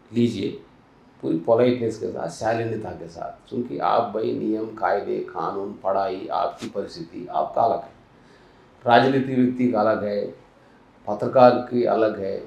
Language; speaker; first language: Hindi; non-native, local second language; Telugu